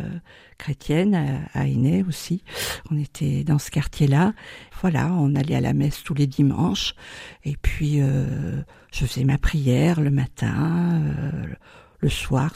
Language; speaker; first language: French; native; French